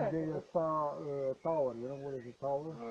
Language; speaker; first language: Polish; non-native, learner; Slovenian